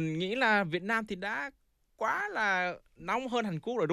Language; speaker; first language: Vietnamese; non-native, fluent; Korean